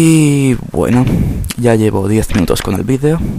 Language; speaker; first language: Spanish; native; Spanish